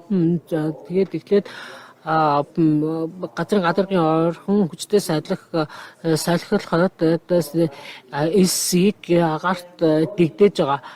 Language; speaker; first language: Mongolian; non-native, fluent; Japanese